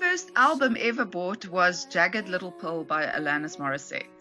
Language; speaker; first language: English; native; English